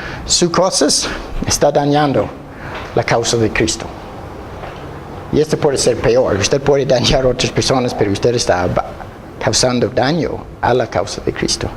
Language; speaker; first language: Spanish; non-native, fluent; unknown